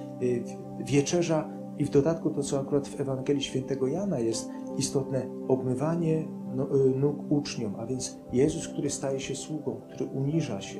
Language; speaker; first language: Polish; native; Polish